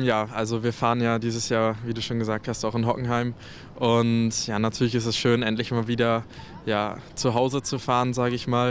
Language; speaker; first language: German; native; German